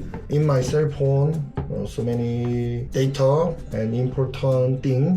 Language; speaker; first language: English; non-native, learner; Korean